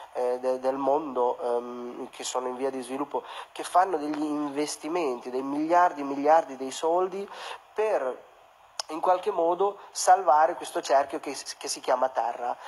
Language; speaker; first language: Italian; non-native, fluent; Urdu